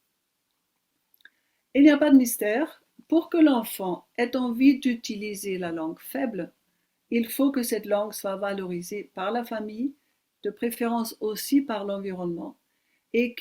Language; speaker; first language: French; non-native, fluent; German